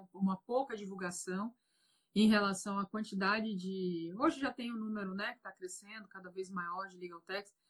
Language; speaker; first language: Portuguese; native; Portuguese